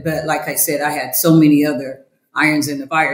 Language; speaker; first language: English; native; English